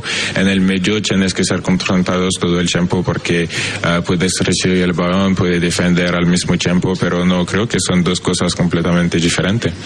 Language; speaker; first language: Spanish; non-native, fluent; French